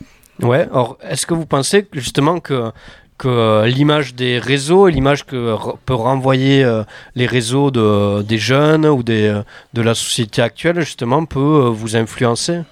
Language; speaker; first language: French; native; French